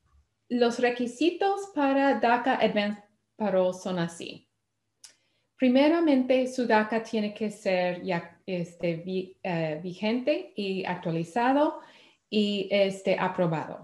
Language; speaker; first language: Spanish; non-native, fluent; English